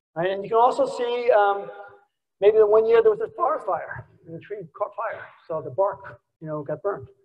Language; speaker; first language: English; native; English